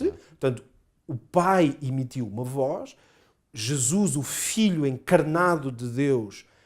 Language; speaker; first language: Portuguese; native; Portuguese